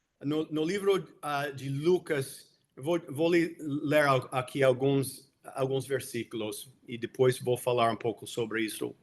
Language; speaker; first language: Portuguese; non-native, fluent; English